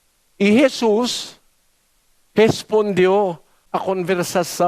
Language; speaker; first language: Portuguese; non-native, learner; Filipino